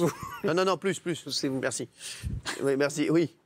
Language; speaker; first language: French; native; French